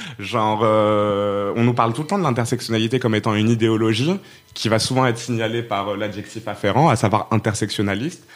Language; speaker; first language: French; non-native, local second language; Arabic